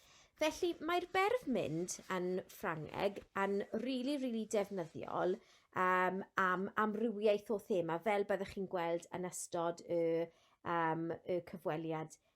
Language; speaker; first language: Welsh; non-native, local second language; English